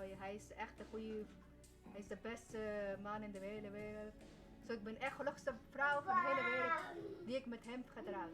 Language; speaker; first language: Dutch; early bilingual, other home language; Persian